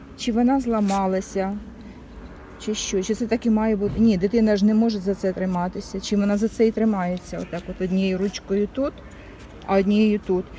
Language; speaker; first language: Ukrainian; non-native, local second language; Russian